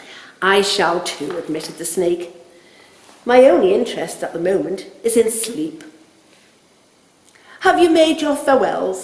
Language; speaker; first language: English; native; English